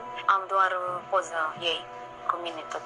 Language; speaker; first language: Romanian; non-native, learner; Filipino